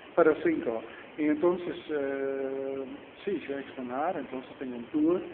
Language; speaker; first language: Spanish; non-native, learner; Dutch